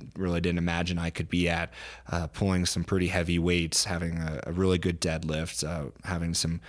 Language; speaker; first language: English; native; English